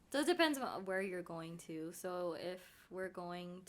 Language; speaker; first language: English; native; English